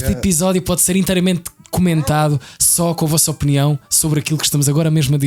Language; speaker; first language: Portuguese; native; Portuguese